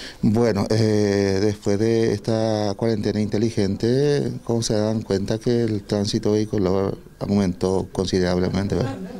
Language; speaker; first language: Spanish; native; Spanish